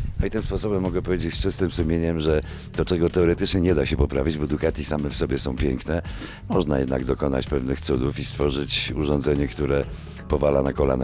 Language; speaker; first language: Polish; native; Polish